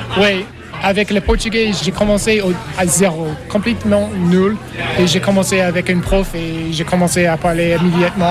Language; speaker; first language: French; non-native, learner; English